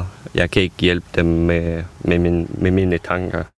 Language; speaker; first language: Danish; non-native, fluent; Ukrainian